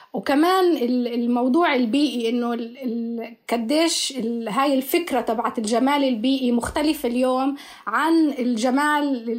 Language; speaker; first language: Arabic; native; Arabic